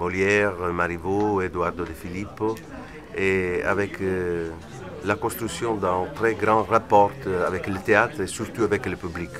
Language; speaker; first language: French; non-native, fluent; Italian